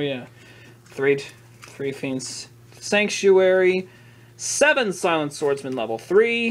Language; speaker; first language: English; native; English